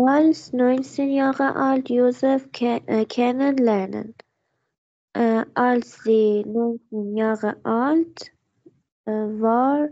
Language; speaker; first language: German; non-native, learner; Persian